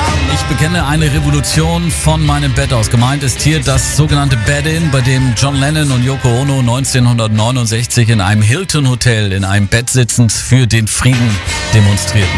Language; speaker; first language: German; native; German